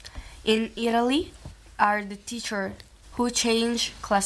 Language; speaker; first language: English; non-native, learner; Italian